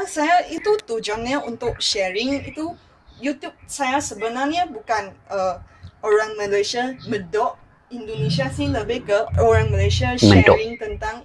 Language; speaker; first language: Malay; non-native, local second language; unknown